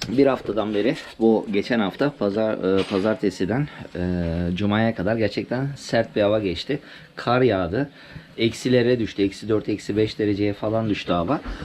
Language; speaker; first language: Turkish; early bilingual, heritage; Turkish